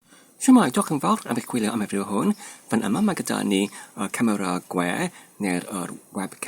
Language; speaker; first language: Welsh; non-native, fluent; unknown